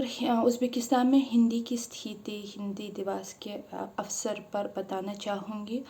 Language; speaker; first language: Hindi; non-native, fluent; Uzbek